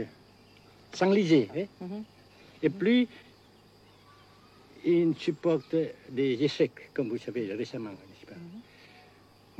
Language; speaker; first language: French; non-native, fluent; Vietnamese